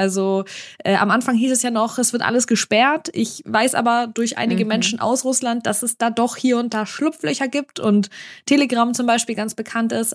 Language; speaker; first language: German; early bilingual, other home language; Russian